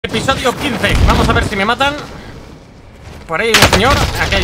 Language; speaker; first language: Spanish; native; Spanish